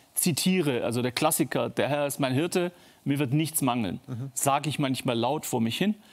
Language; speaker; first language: German; native; German